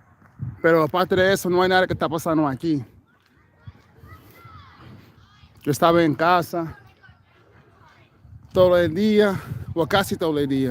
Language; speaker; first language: Spanish; non-native, fluent; English